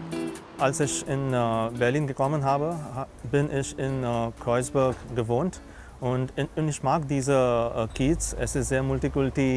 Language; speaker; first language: German; non-native, fluent; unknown